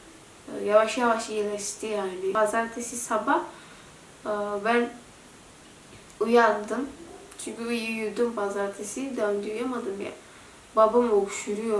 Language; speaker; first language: Turkish; non-native, learner; Indonesian